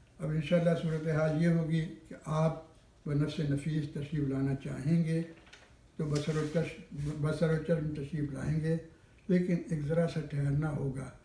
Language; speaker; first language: Urdu; native; Urdu